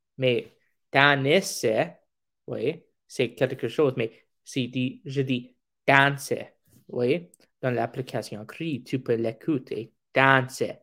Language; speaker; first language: French; non-native, local second language; English